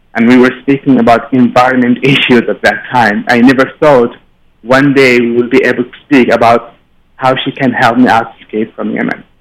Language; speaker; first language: English; non-native, fluent; Arabic